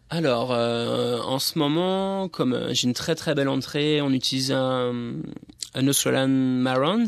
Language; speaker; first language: French; native; French